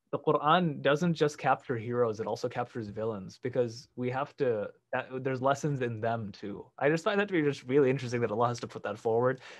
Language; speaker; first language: English; native; English